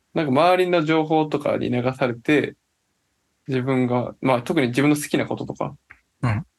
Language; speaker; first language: Japanese; native; Japanese